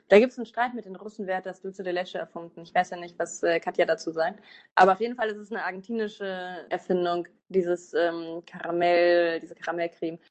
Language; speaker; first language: German; native; German